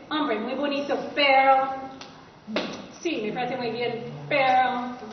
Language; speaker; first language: Spanish; non-native, fluent; English